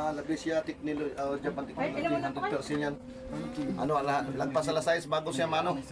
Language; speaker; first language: Filipino; non-native, local second language; Cebuano